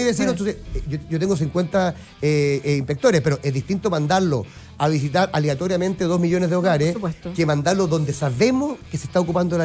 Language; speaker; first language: Spanish; native; Spanish